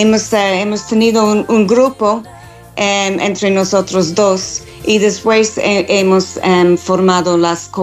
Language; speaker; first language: Spanish; non-native, fluent; English